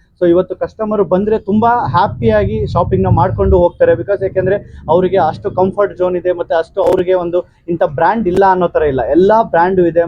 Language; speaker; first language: Kannada; native; Kannada